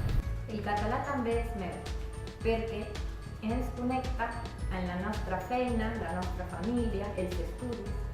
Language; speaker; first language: Catalan; non-native, learner; Spanish